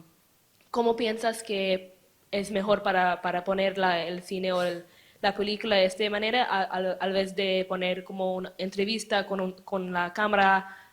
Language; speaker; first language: Spanish; non-native, learner; English